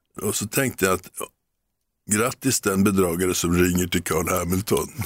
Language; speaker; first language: Swedish; native; Swedish